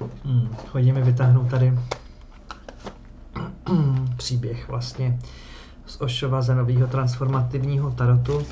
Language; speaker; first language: Czech; native; Czech